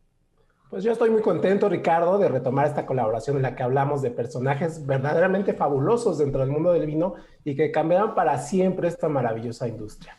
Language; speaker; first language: Spanish; native; Spanish